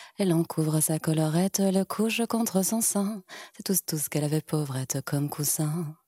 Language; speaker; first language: French; native; French